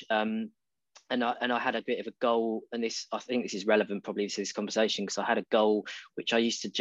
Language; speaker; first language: English; native; English